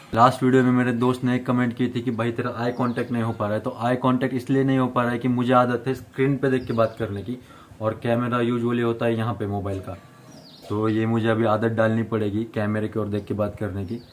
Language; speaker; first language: Hindi; non-native, local second language; Marathi